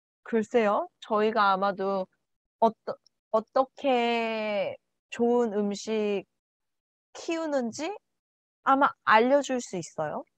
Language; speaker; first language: Korean; non-native, learner; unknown